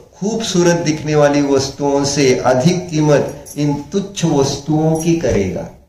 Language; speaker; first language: Hindi; non-native, local second language; Marathi